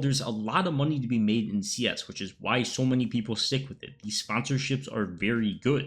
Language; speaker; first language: English; native; English